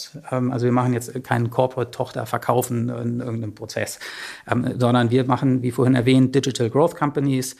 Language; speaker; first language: German; native; German